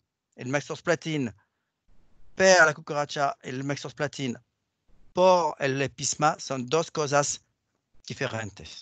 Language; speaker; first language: Spanish; non-native, learner; French